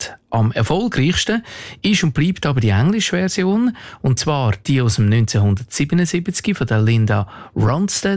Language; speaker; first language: German; native; German